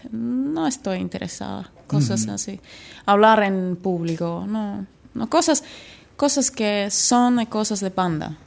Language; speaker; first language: Spanish; non-native, learner; Finnish